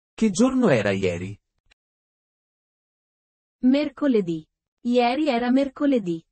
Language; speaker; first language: Italian; non-native, fluent; Sinhala